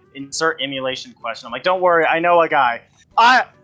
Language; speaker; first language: English; native; English